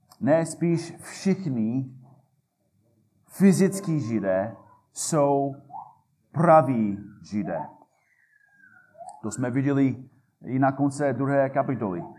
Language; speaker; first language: Czech; non-native, fluent; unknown